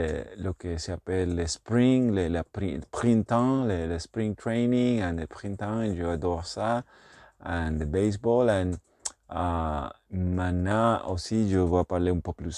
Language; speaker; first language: French; non-native, learner; Spanish